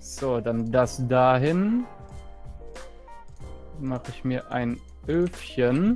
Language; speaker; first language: German; native; German